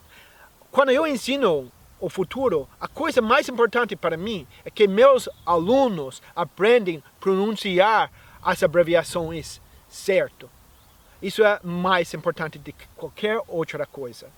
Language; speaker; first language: Portuguese; non-native, fluent; English